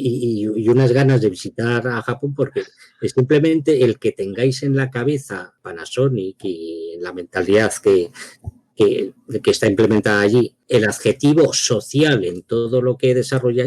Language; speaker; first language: Spanish; native; Spanish